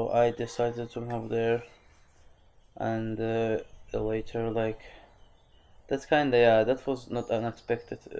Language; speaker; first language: English; non-native, fluent; Azerbaijani